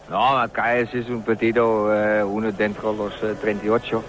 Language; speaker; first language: Spanish; non-native, learner; Dutch